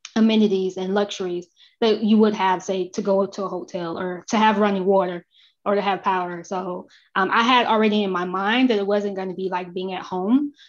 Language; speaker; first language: English; native; English